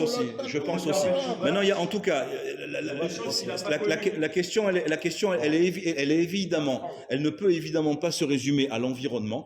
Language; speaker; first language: French; native; French